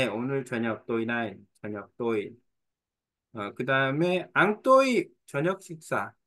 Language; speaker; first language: Vietnamese; non-native, learner; Korean